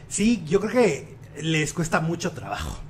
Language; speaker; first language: Spanish; native; Spanish